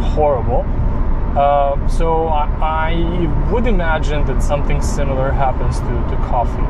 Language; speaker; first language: English; non-native, fluent; Serbian